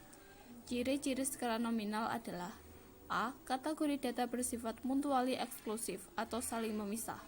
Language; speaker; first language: Indonesian; native; Indonesian